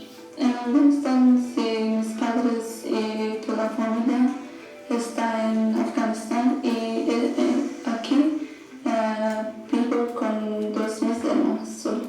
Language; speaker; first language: Spanish; non-native, learner; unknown